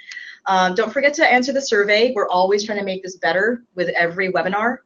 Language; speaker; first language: English; native; English